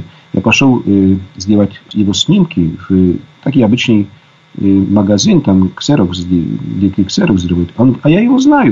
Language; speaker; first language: Russian; non-native, fluent; Polish